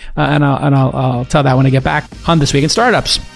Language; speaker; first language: English; native; English